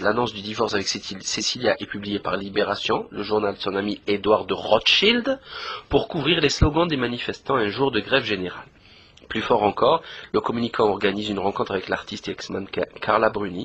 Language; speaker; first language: French; native; French